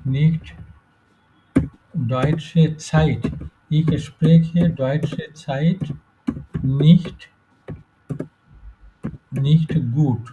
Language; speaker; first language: German; non-native, fluent; Bangla